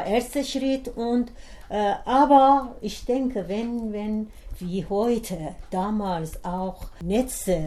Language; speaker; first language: German; non-native, learner; Persian